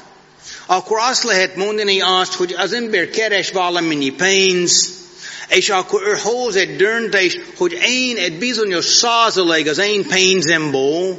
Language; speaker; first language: Hungarian; non-native, fluent; English